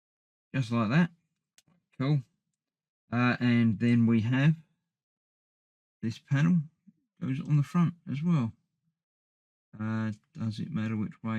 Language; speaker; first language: English; native; English